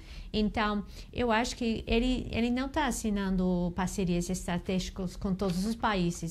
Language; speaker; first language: Portuguese; non-native, learner; English